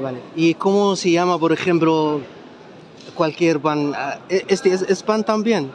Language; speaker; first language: Spanish; non-native, learner; Arabic